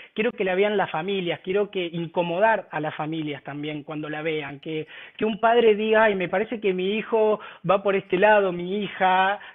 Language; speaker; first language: Spanish; native; Spanish